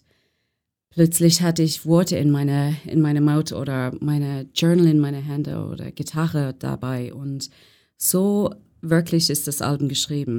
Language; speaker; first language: German; non-native, learner; English